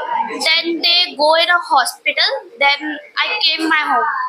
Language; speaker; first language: English; non-native, learner; Hindi